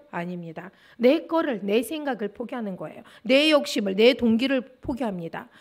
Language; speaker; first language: Korean; non-native, fluent; Russian